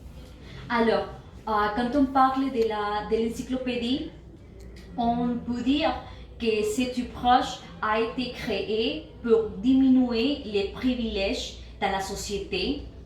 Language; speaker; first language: French; non-native, learner; Spanish